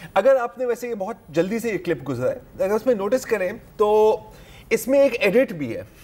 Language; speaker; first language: Urdu; native; Urdu